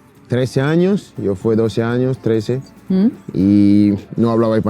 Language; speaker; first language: Spanish; non-native, fluent; French